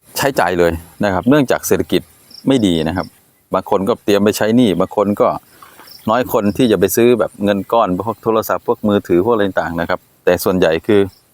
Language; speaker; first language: Thai; native; Thai